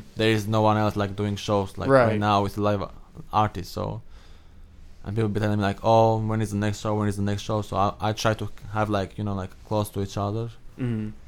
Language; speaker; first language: English; non-native, fluent; Albanian